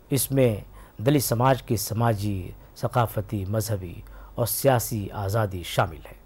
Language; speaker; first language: Urdu; native; Urdu